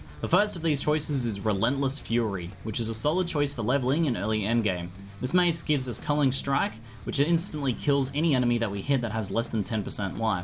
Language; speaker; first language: English; native; English